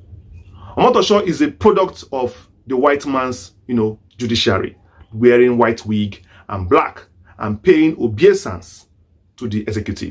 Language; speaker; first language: English; non-native, local second language; Igbo